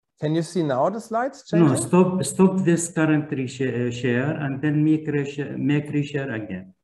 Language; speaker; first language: English; non-native, fluent; Turkish